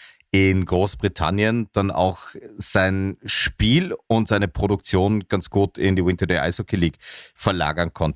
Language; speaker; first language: German; native; German